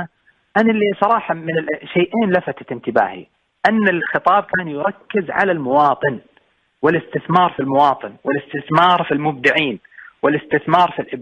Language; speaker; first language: Arabic; native; Arabic